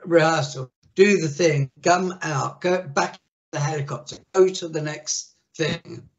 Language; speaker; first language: English; native; English